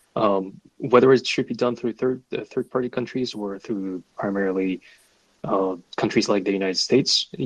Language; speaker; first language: English; non-native, fluent; Russian